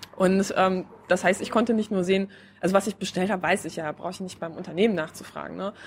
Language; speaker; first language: German; non-native, fluent; Polish